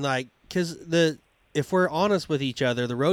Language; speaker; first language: English; native; English